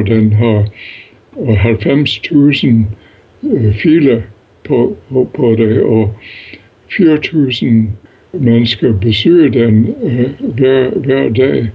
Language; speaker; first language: Danish; non-native, fluent; English